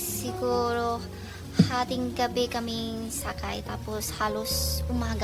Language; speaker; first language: Filipino; non-native, learner; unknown